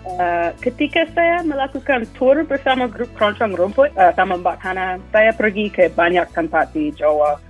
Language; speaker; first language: Indonesian; non-native, fluent; English